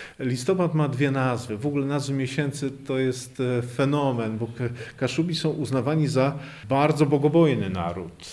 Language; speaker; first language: Polish; non-native, local second language; Kashubian